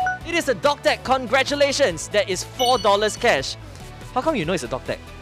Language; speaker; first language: English; non-native, local second language; Chinese